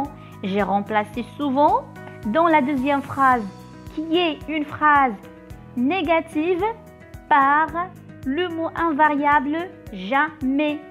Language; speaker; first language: French; non-native, local second language; Arabic